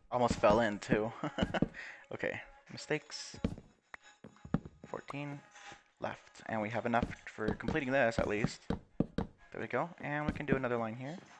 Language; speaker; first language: English; native; English